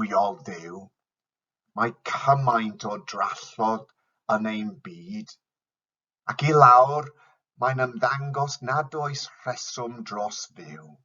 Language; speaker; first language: Welsh; non-native, fluent; English